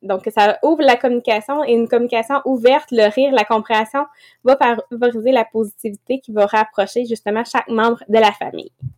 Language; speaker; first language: French; native; French